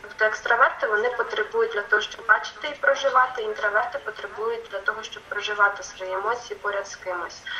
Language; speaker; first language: Ukrainian; non-native, local second language; Russian